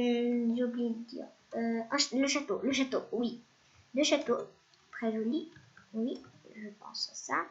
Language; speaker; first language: French; non-native, fluent; Spanish